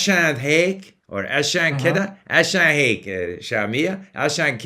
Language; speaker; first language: Arabic; non-native, learner; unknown